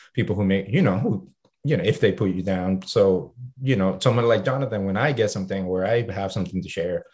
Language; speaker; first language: English; non-native, fluent; Spanish